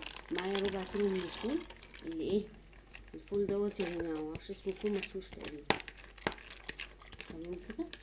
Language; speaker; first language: Arabic; native; Arabic